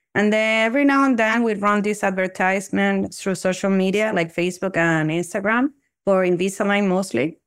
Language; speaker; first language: English; non-native, fluent; Spanish